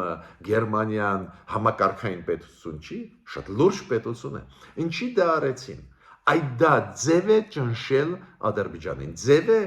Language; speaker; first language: Armenian; native; Armenian